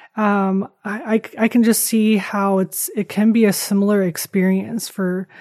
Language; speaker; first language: English; early bilingual, other home language; Chinese